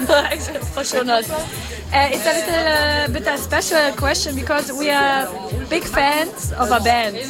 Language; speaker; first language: English; non-native, learner; German